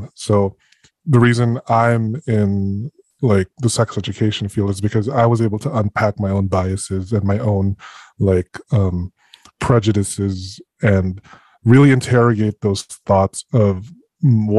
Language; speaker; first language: English; non-native, local second language; Filipino